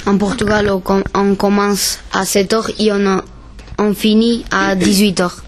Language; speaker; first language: French; non-native, learner; Portuguese